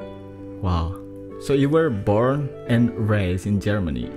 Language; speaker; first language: English; non-native, fluent; Indonesian